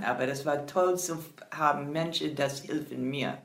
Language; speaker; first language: German; non-native, learner; English